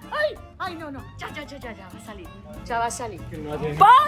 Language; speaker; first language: Spanish; early bilingual, heritage; English